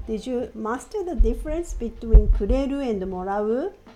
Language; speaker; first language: English; non-native, fluent; Japanese